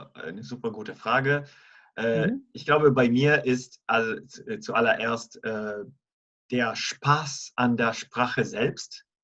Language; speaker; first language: German; non-native, fluent; Italian